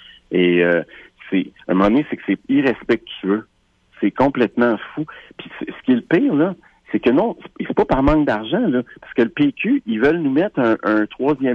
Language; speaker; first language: French; native; French